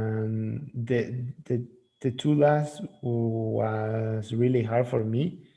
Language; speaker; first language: English; non-native, learner; Spanish